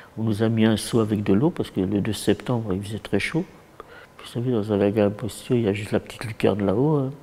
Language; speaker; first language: French; early bilingual, other home language; Yiddish